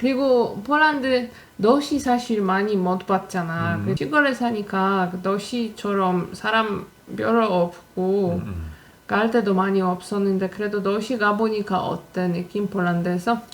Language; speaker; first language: Korean; non-native, fluent; Polish